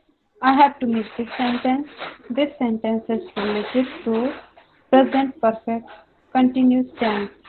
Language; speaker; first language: English; non-native, learner; Hindi